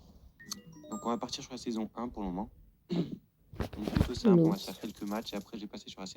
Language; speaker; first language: French; native; French